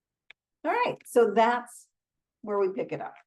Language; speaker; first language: English; native; English